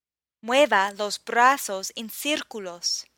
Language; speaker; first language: Spanish; non-native, fluent; English